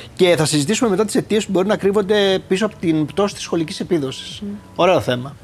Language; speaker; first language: Greek; native; Greek